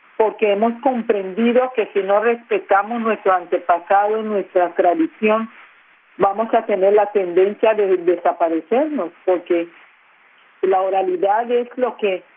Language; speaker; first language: Spanish; non-native, local second language; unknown